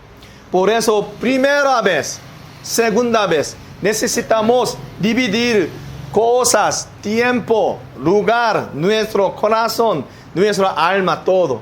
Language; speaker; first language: Spanish; non-native, learner; Korean